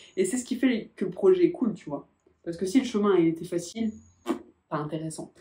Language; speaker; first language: French; native; French